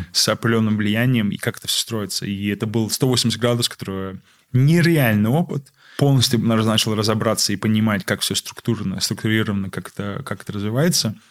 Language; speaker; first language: Russian; early bilingual, heritage; Russian